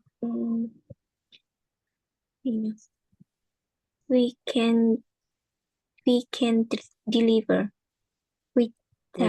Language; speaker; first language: English; non-native, learner; Vietnamese